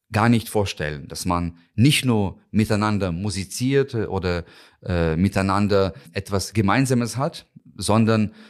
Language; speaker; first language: German; non-native, fluent; Ukrainian